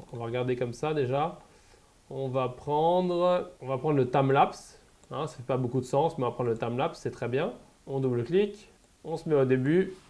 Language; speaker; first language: French; native; French